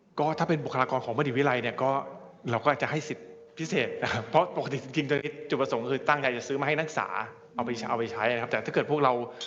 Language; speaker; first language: Thai; native; Thai